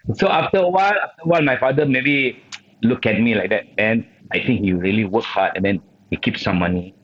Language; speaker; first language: English; non-native, local second language; Malay